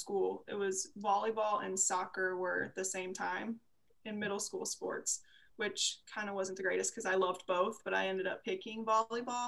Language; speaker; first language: English; native; English